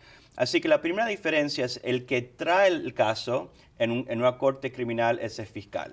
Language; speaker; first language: Spanish; early bilingual, other home language; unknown